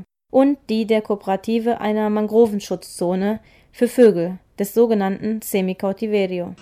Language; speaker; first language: German; native; German